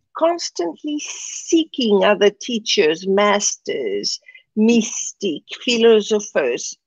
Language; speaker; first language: English; non-native, fluent; French